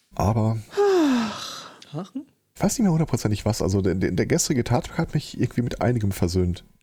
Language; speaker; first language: German; native; German